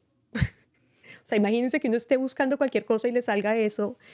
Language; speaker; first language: Spanish; native; Spanish